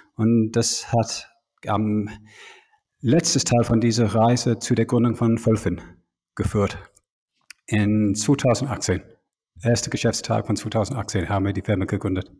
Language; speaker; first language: German; non-native, fluent; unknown